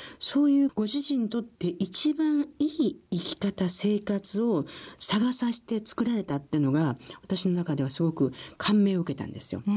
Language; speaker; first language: Japanese; native; Japanese